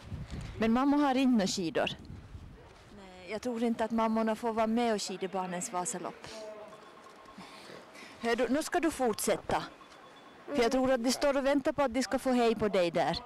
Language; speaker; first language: Swedish; native; Swedish